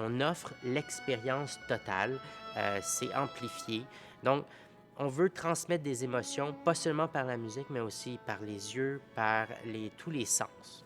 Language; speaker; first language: French; native; French